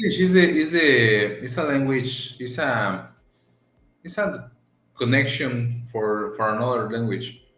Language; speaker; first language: English; non-native, learner; Spanish